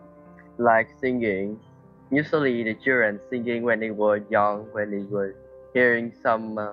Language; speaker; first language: English; non-native, learner; Vietnamese